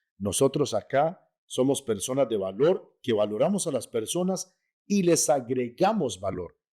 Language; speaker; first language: Spanish; native; Spanish